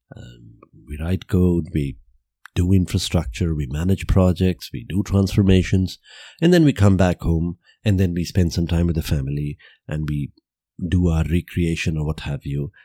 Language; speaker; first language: English; non-native, local second language; Gujarati